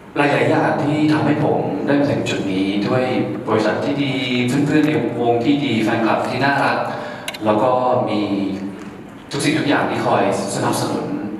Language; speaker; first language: Thai; early bilingual, heritage; Thai